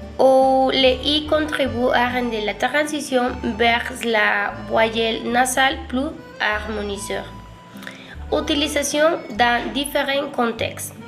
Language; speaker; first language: French; non-native, learner; Spanish